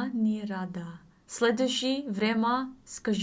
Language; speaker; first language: Russian; non-native, learner; English